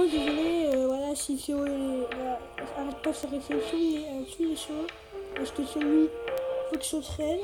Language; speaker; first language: French; native; French